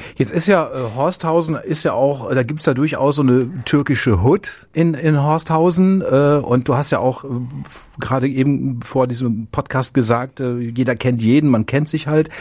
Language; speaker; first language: German; native; German